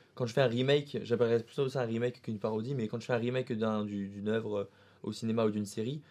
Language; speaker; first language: French; native; French